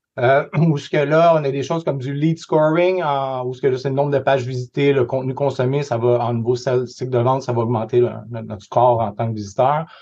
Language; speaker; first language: French; native; French